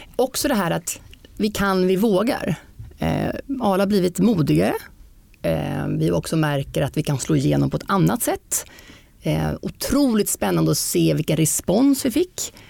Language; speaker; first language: Swedish; native; Swedish